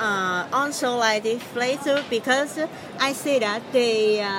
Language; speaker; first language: English; non-native, learner; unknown